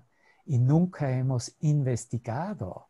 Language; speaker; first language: Spanish; non-native, fluent; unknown